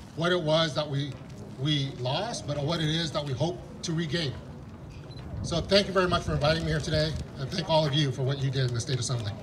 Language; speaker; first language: English; early bilingual, other home language; Vietnamese